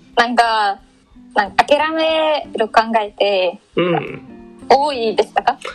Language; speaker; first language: Japanese; non-native, learner; Arabic